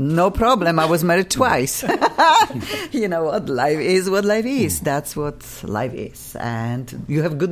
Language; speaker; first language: English; non-native, fluent; Polish